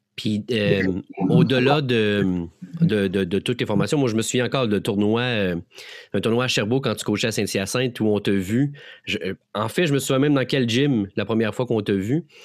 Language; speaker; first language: French; native; French